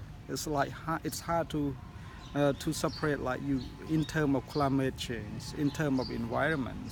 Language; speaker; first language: English; non-native, fluent; Khmer